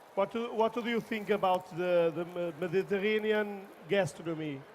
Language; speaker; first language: English; non-native, learner; Portuguese